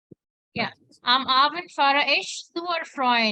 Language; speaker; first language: German; non-native, learner; Hindi